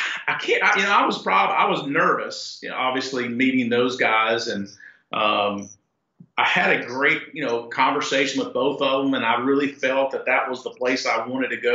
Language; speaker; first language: English; native; English